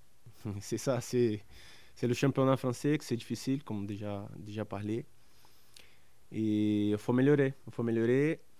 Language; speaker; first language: French; non-native, learner; Portuguese